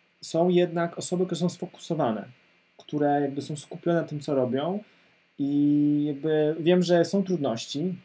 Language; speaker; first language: Polish; native; Polish